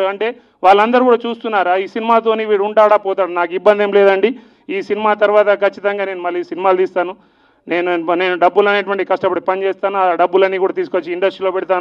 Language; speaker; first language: Telugu; native; Telugu